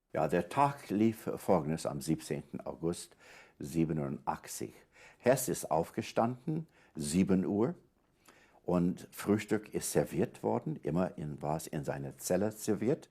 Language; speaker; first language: German; non-native, fluent; English